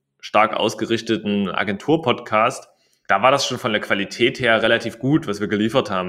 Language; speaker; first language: German; native; German